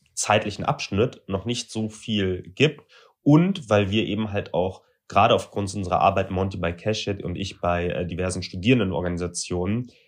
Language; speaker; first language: German; native; German